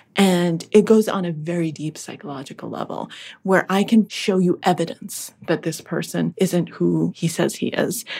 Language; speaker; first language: English; early bilingual, other home language; Russian